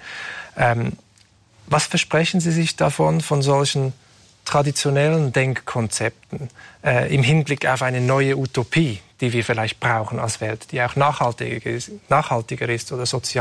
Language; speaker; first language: German; native; German